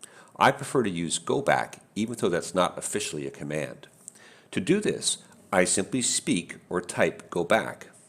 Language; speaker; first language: English; native; English